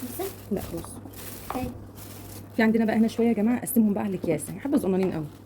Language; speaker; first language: Arabic; native; Arabic